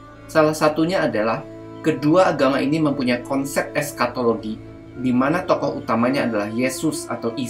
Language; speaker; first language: Indonesian; native; Indonesian